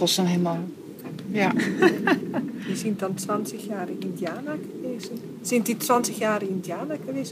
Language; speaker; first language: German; non-native, learner; Dutch